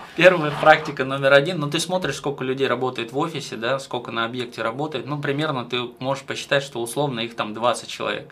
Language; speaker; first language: Russian; native; Russian